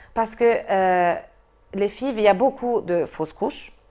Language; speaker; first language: French; non-native, local second language; Arabic